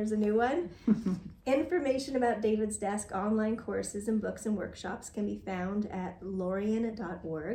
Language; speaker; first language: English; native; English